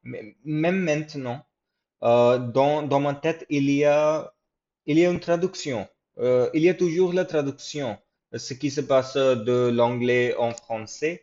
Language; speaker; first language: French; non-native, fluent; English